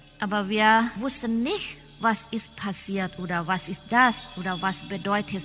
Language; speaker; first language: German; non-native, learner; Thai